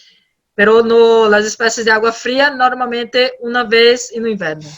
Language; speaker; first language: Spanish; non-native, learner; Portuguese